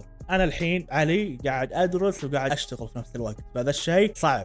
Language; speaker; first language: Arabic; native; Arabic